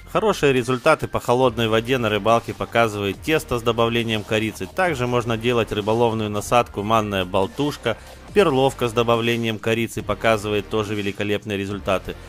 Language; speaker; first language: Russian; native; Russian